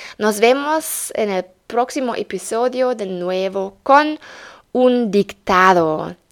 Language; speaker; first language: Spanish; non-native, fluent; German